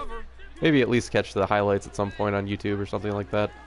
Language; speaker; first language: English; native; English